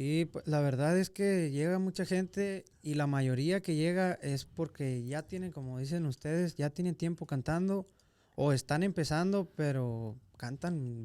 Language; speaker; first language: Spanish; native; Spanish